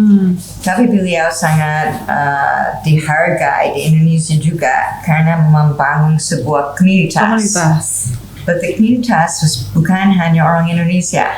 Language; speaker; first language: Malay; non-native, fluent; English